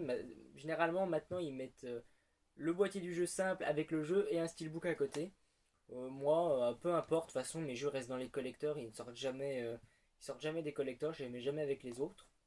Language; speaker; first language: French; native; French